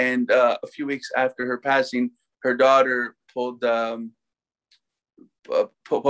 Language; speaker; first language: English; native; English